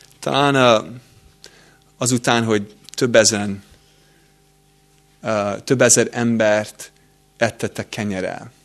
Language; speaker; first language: Hungarian; non-native, fluent; English